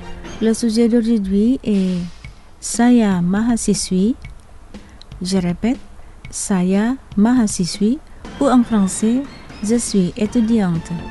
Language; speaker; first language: French; non-native, fluent; Indonesian